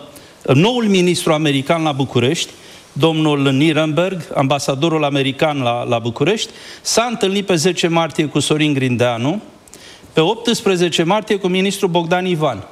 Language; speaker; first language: Romanian; native; Romanian